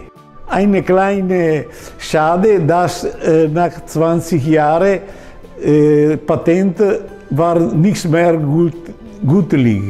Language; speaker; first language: German; non-native, learner; Italian